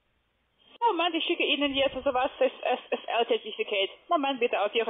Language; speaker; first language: German; non-native, learner; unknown